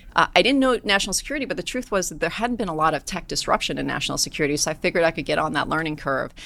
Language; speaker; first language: English; early bilingual, other home language; Persian